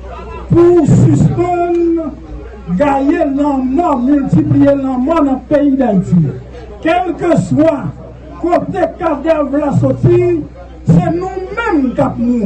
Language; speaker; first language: French; non-native, local second language; Haitian Creole